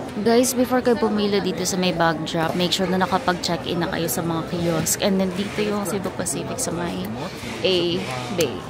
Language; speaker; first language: Filipino; native; Filipino